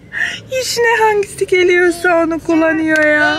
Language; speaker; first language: Turkish; non-native, fluent; Bosnian